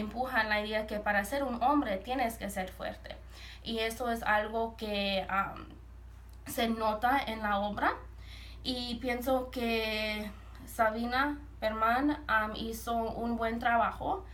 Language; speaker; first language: Spanish; early bilingual, heritage; Spanish